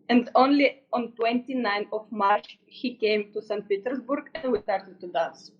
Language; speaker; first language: English; non-native, learner; Russian